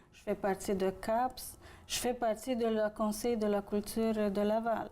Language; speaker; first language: French; non-native, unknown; Romanian